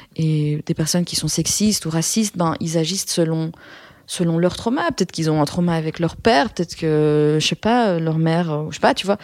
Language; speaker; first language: French; early bilingual, other home language; Persian